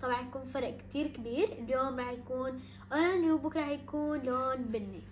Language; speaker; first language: Arabic; native; Arabic